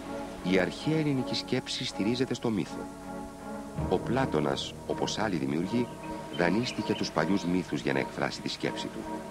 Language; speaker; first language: Greek; native; Greek